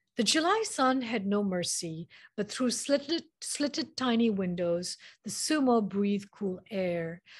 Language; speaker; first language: English; non-native, local second language; Manipuri